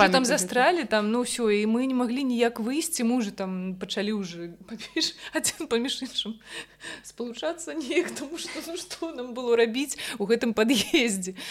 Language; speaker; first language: Belarusian; non-native, local second language; Russian